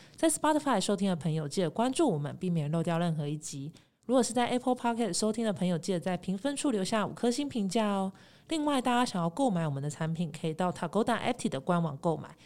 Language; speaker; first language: Chinese; native; Chinese